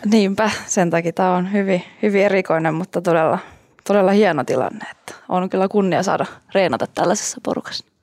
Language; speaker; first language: Finnish; native; Finnish